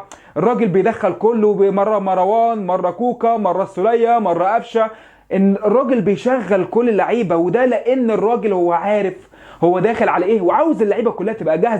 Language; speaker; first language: Arabic; native; Arabic